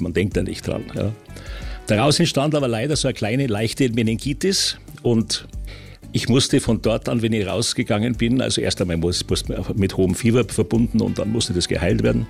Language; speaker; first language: German; native; German